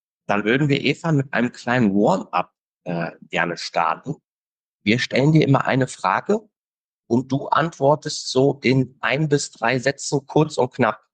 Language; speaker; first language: German; native; German